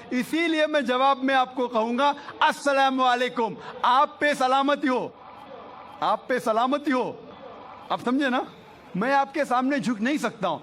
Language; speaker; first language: Hindi; non-native, local second language; Konkani